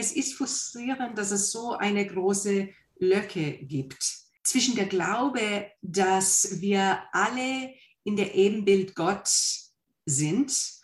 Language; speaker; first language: German; non-native, fluent; English